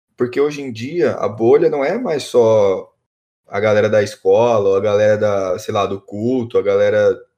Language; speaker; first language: Portuguese; native; Portuguese